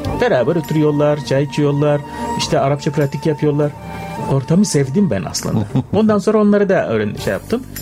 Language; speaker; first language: Turkish; non-native, fluent; Arabic